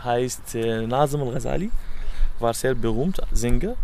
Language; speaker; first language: German; non-native, learner; Arabic